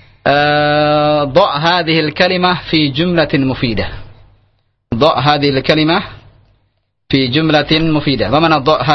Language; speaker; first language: Arabic; non-native, fluent; Indonesian